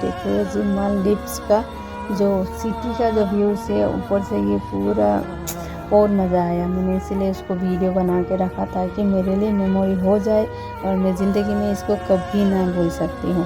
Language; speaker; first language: Hindi; non-native, local second language; Assamese